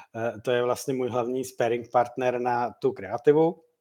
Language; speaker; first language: Czech; native; Czech